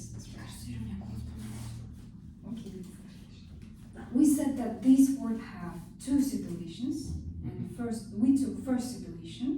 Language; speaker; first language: English; non-native, fluent; Kazakh